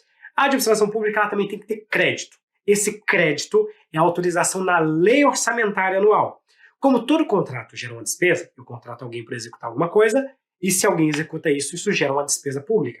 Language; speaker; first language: Portuguese; native; Portuguese